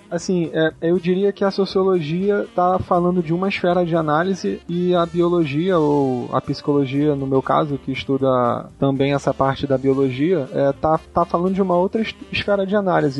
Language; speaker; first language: Portuguese; native; Portuguese